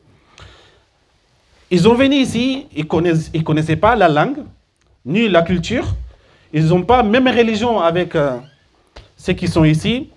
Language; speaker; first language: French; early bilingual, other home language; Soninke